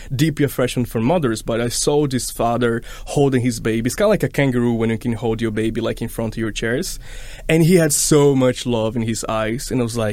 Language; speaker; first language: English; non-native, fluent; Portuguese